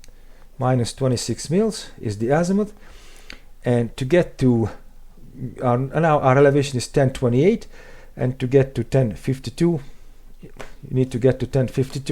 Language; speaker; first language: English; non-native, fluent; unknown